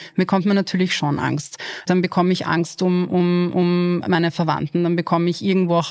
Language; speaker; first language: German; early bilingual, other home language; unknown